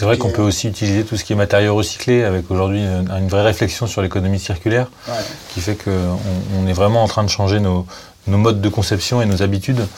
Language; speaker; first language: French; native; French